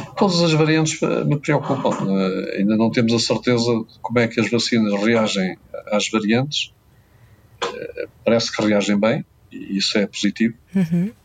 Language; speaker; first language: Portuguese; native; Portuguese